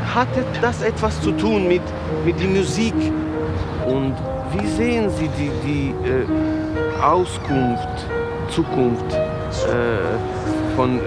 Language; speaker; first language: German; non-native, learner; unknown